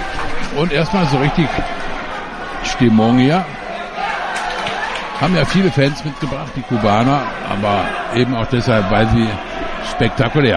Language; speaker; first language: German; native; German